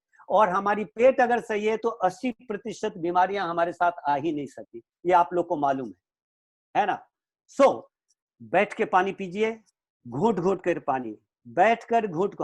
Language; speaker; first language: Hindi; native; Hindi